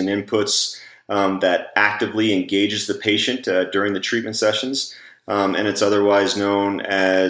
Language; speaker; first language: English; native; English